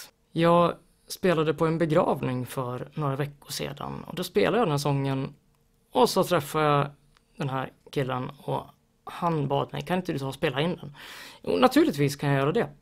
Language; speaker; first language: Swedish; native; Swedish